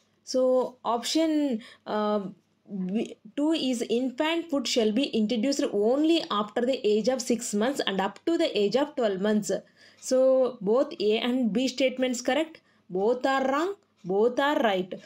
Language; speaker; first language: English; non-native, local second language; Telugu